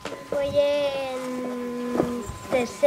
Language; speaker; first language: Spanish; early bilingual, heritage; Spanish